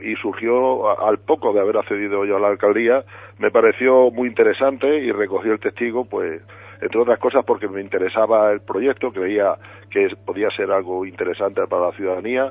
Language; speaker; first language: Spanish; native; Spanish